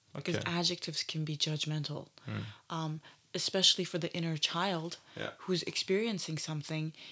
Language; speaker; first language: English; native; English